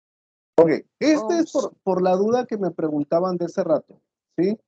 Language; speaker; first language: Spanish; native; Spanish